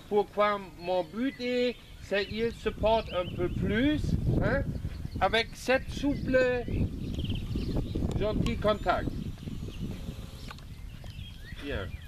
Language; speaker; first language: French; non-native, learner; German